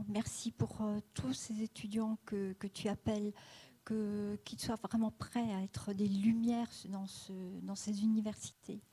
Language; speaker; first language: French; native; French